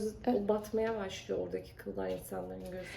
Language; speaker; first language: Turkish; native; Turkish